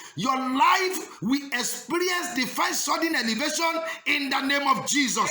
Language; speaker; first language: English; non-native, local second language; Yoruba